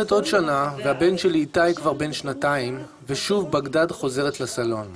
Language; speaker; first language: Hebrew; native; Hebrew